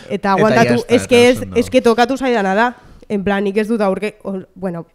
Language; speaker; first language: Basque; native; Basque